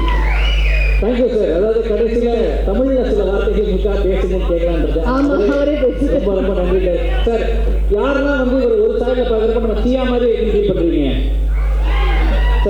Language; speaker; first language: Tamil; native; Tamil